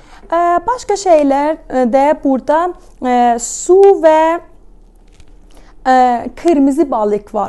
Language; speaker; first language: Turkish; non-native, fluent; Persian